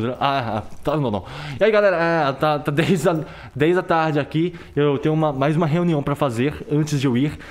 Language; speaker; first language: Portuguese; non-native, fluent; Korean